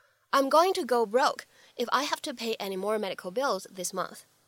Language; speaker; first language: English; non-native, fluent; Chinese